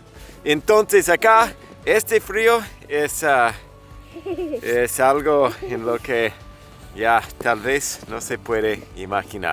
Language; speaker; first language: Spanish; non-native, fluent; English